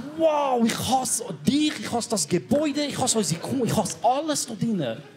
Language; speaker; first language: German; early bilingual, other home language; Croatian